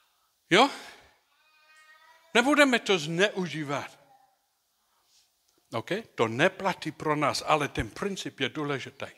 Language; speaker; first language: Czech; non-native, learner; English